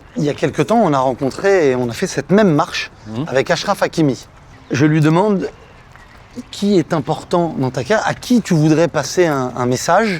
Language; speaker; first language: French; native; French